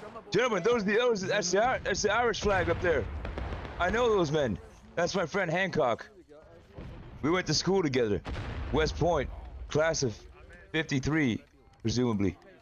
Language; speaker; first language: English; native; English